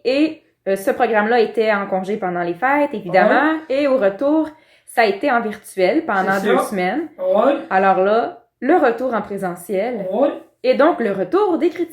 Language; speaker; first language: French; native; French